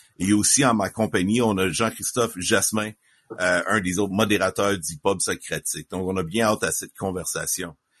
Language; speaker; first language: French; native; French